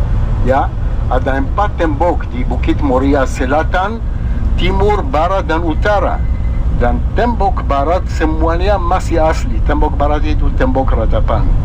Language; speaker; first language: Indonesian; non-native, fluent; Hebrew